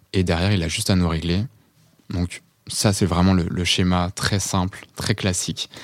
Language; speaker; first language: French; early bilingual, other home language; Portuguese